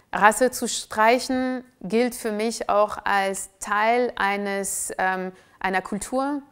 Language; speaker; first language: German; non-native, fluent; French